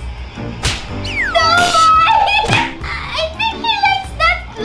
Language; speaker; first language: English; non-native, local second language; Filipino